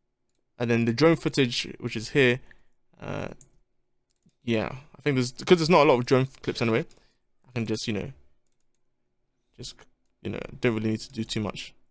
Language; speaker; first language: English; native; English